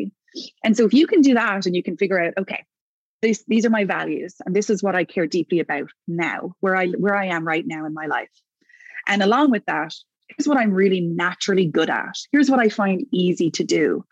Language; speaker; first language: English; native; English